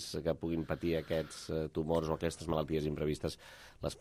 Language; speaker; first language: Catalan; native; Catalan